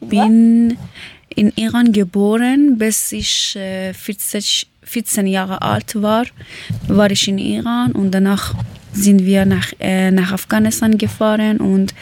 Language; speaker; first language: German; non-native, learner; Persian